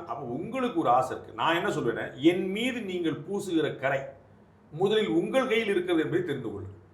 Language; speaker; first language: Tamil; non-native, local second language; Hindi